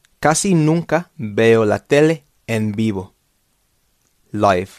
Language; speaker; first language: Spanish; non-native, fluent; English